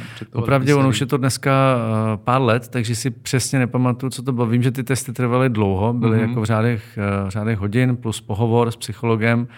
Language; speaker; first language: Czech; native; Czech